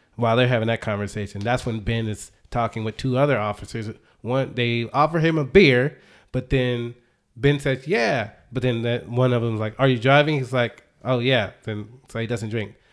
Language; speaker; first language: English; native; English